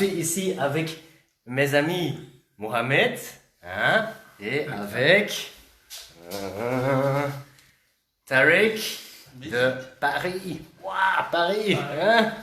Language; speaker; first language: French; non-native, learner; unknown